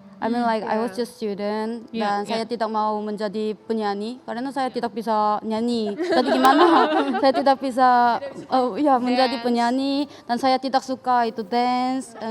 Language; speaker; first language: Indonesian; non-native, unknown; Korean